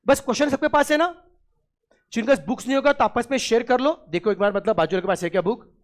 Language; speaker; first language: Hindi; non-native, local second language; Marathi